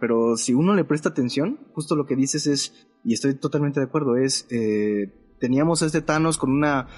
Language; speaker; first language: Spanish; native; Spanish